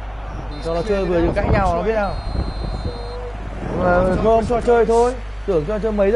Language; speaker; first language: Vietnamese; native; Vietnamese